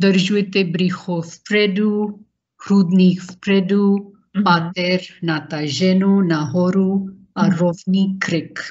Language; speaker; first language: Czech; non-native, learner; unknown